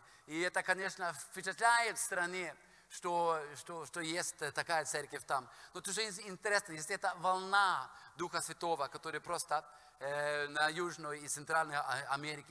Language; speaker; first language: Russian; non-native, fluent; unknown